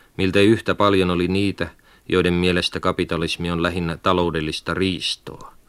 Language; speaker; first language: Finnish; native; Finnish